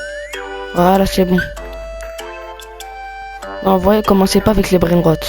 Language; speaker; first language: French; native; French